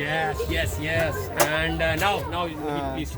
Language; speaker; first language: English; non-native, learner; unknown